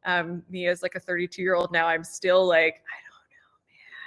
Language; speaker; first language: English; native; English